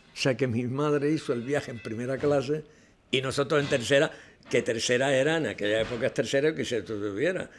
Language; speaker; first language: Spanish; non-native, local second language; Catalan